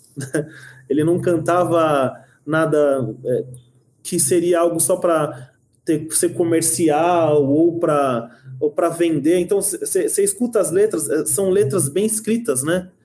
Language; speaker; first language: Portuguese; native; Portuguese